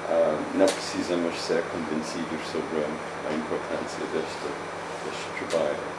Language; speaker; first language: Portuguese; non-native, fluent; English